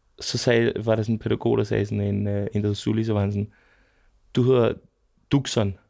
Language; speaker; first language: Danish; early bilingual, other home language; Serbian